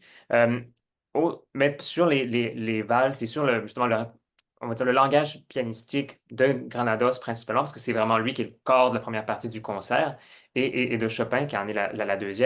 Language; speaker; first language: French; native; French